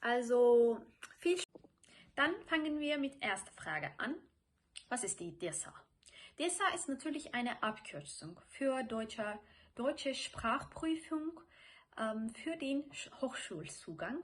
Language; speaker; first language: German; non-native, fluent; Turkish